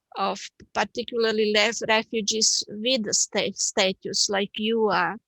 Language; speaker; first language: English; non-native, fluent; Slovenian